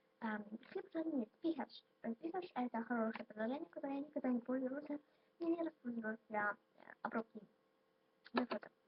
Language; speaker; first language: Russian; non-native, local second language; Ukrainian